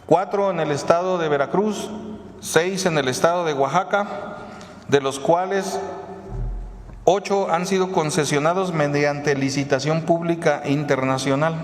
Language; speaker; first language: Spanish; native; Spanish